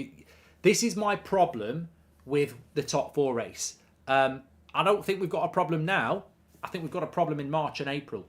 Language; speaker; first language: English; native; English